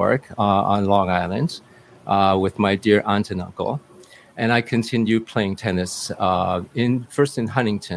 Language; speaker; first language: English; early bilingual, other home language; Cantonese